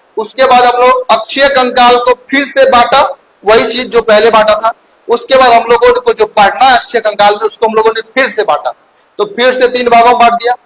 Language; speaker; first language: Hindi; native; Hindi